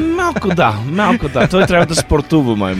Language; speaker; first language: Bulgarian; non-native, learner; English